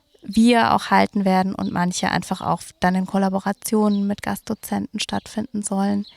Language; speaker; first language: German; native; German